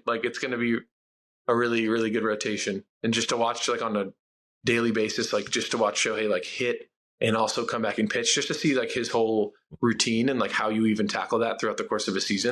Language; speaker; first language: English; native; English